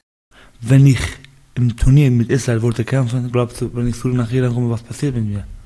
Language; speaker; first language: German; non-native, learner; Persian